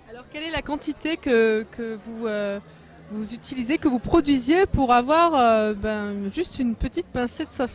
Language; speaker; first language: French; native; French